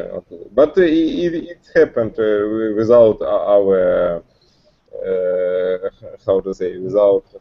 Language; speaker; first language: English; non-native, learner; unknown